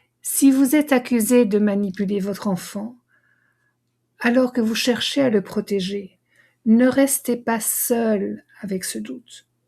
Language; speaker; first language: French; native; French